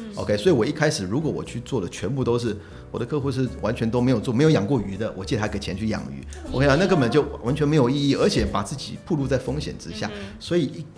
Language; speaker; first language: Chinese; native; Chinese